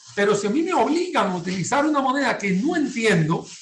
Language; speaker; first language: Spanish; native; Spanish